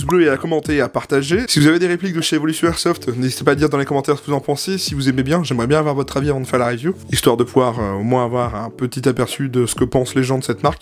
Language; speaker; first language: French; native; French